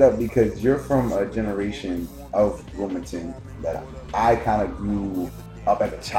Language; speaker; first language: English; native; English